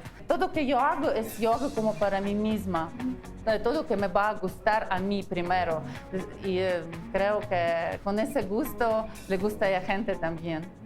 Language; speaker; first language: Spanish; non-native, learner; Ukrainian